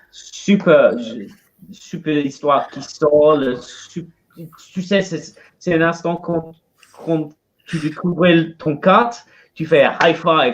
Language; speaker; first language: French; non-native, learner; English